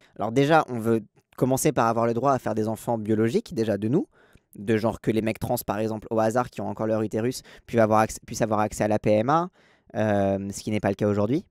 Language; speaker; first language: French; native; French